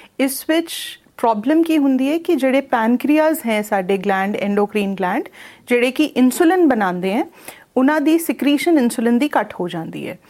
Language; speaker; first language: Punjabi; non-native, local second language; Hindi